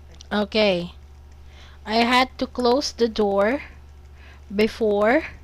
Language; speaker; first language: English; non-native, fluent; Cebuano